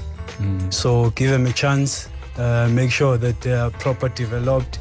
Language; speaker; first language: English; non-native, local second language; Zulu